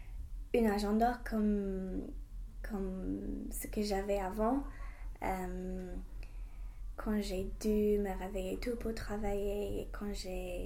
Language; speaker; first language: French; non-native, fluent; English